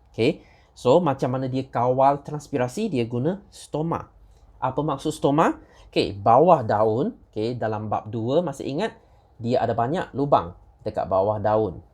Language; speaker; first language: Malay; non-native, local second language; Chinese